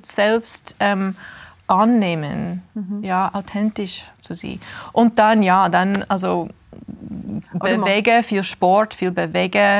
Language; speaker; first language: German; early bilingual, heritage; English